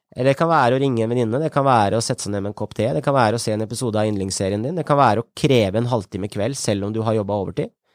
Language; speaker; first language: Norwegian; native; Norwegian